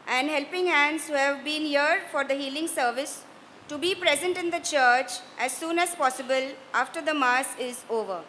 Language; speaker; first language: English; non-native, local second language; Marathi